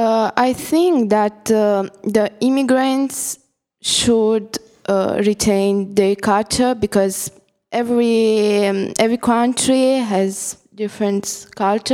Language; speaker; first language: English; non-native, fluent; Italian